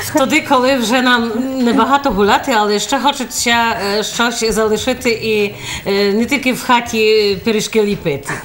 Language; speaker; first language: Ukrainian; early bilingual, heritage; Ukrainian